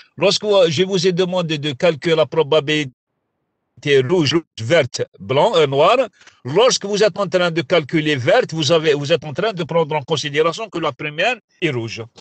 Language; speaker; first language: French; non-native, local second language; Arabic